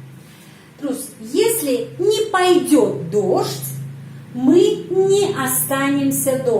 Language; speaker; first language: Russian; non-native, fluent; Indonesian